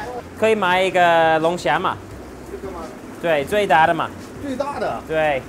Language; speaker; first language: Chinese; non-native, learner; English